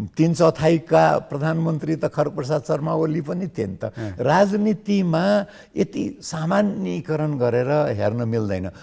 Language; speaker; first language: Nepali; non-native, local second language; Maithili